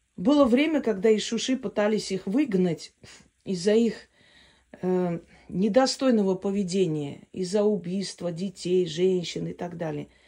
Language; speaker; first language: Russian; non-native, local second language; Armenian